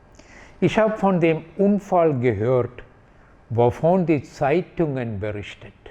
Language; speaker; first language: German; non-native, fluent; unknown